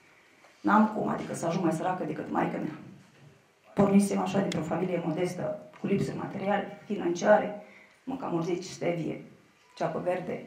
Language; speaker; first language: Romanian; native; Romanian